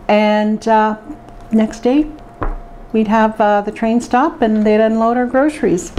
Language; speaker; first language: English; native; English